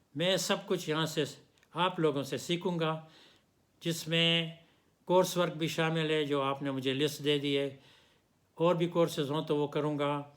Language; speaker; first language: Urdu; non-native, local second language; Pashto